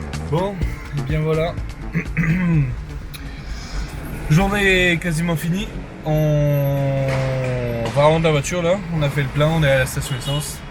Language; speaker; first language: French; native; French